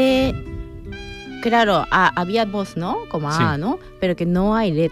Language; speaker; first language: Spanish; non-native, fluent; Japanese